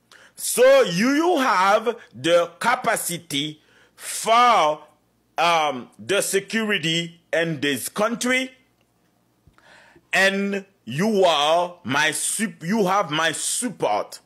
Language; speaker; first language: English; non-native, learner; Haitian Creole